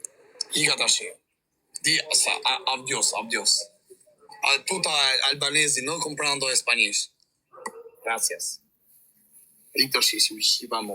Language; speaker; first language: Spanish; non-native, learner; Albanian